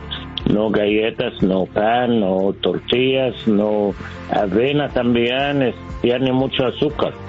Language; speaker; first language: Spanish; non-native, learner; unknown